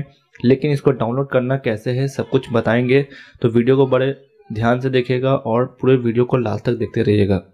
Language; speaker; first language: Hindi; native; Hindi